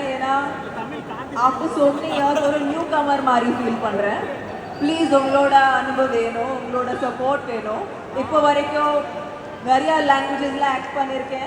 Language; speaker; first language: Tamil; non-native, fluent; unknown